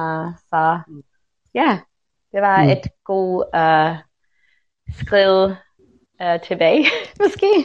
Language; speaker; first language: Norwegian; non-native, learner; English